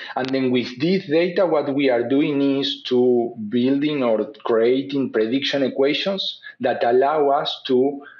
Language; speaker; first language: English; non-native, fluent; Spanish